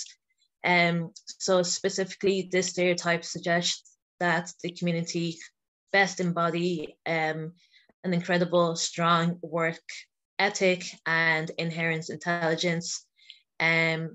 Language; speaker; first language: English; native; English